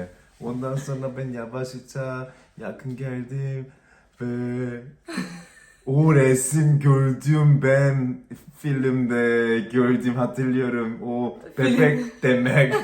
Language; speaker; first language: Turkish; non-native, learner; Korean